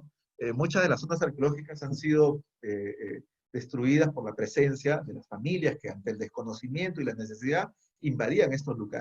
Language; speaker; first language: Spanish; native; Spanish